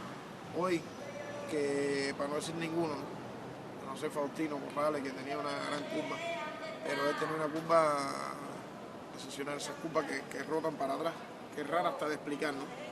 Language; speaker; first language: Spanish; native; Spanish